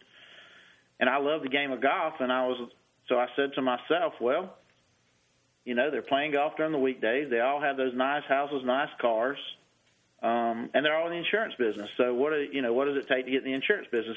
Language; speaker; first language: English; native; English